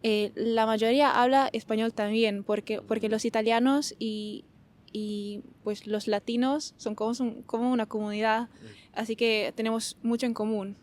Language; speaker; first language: Spanish; non-native, fluent; Italian